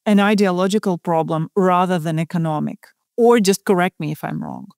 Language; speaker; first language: English; non-native, fluent; Ukrainian